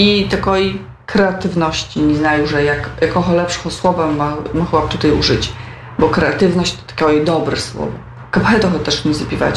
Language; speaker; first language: Polish; non-native, local second language; Ukrainian